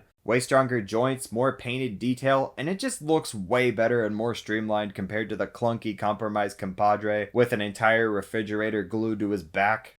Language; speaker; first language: English; native; English